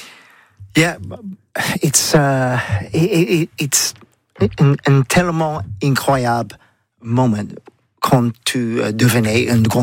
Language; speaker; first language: French; non-native, learner; English